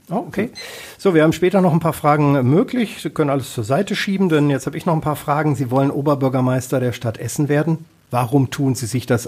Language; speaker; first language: German; native; German